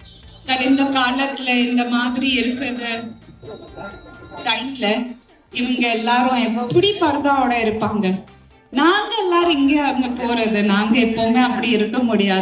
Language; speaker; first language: Tamil; non-native, fluent; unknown